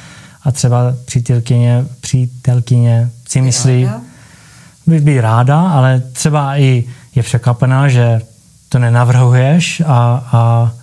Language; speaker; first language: Czech; early bilingual, heritage; Czech